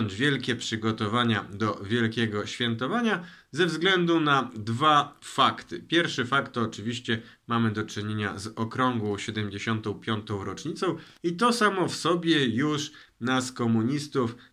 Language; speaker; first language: Polish; native; Polish